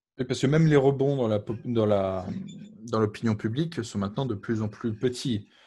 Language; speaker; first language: French; native; French